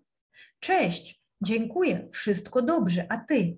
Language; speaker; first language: Polish; non-native, learner; Russian